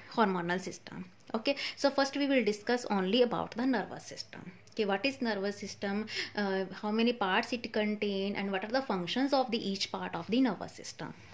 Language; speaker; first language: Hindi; non-native, local second language; Punjabi